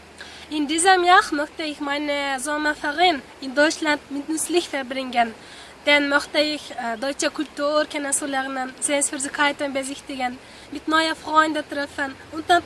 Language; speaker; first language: German; non-native, learner; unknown